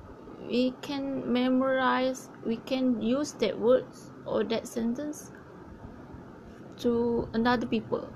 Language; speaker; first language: English; non-native, learner; Malay